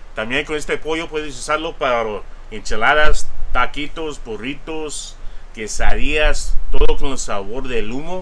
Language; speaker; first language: Spanish; early bilingual, heritage; English